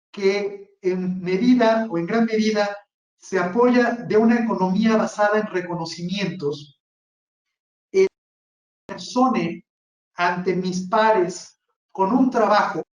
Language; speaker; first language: Spanish; native; Spanish